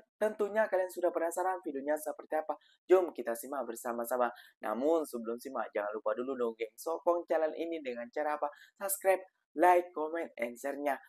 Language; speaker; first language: Indonesian; native; Indonesian